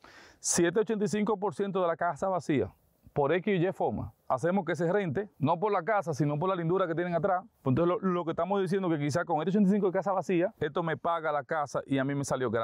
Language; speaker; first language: Spanish; native; Spanish